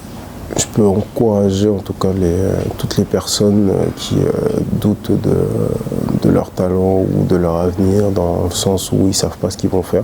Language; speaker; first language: French; early bilingual, other home language; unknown